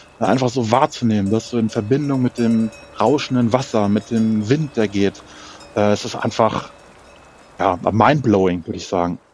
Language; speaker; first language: German; native; German